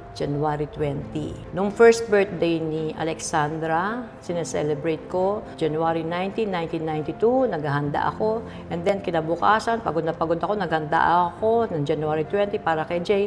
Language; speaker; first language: Filipino; native; Filipino